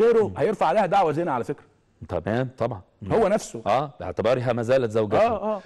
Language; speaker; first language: Arabic; native; Arabic